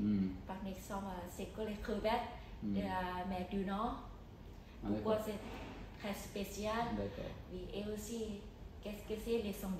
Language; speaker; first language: French; non-native, fluent; Thai